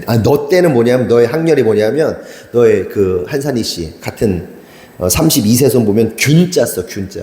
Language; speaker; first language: Korean; native; Korean